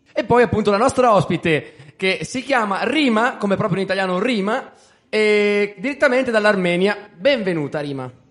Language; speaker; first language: Italian; native; Italian